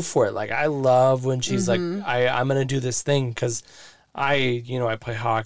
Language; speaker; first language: English; native; English